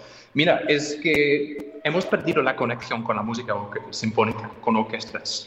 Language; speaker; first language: Spanish; non-native, fluent; English